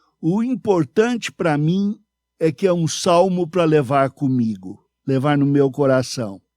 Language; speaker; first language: Portuguese; native; Portuguese